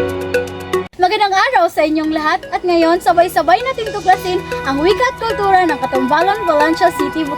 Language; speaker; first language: Filipino; non-native, local second language; Cebuano